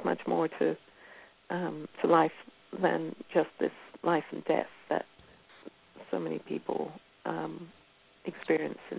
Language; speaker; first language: English; native; English